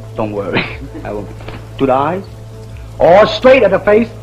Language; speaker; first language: English; non-native, local second language; Cantonese